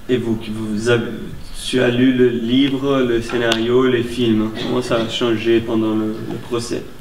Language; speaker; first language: French; non-native, fluent; Portuguese